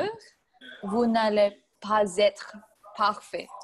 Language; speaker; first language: French; non-native, learner; English